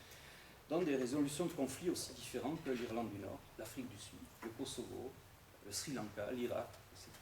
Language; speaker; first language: French; native; French